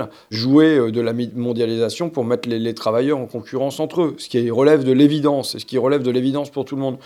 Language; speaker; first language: French; native; French